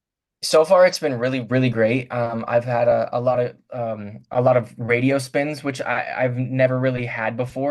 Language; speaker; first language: English; native; English